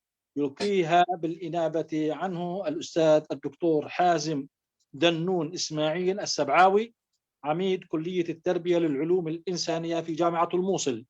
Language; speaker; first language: Arabic; native; Arabic